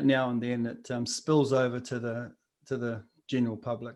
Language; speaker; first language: English; native; English